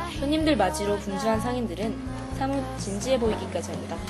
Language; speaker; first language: Korean; native; Korean